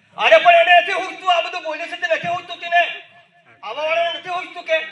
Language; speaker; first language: Gujarati; native; Gujarati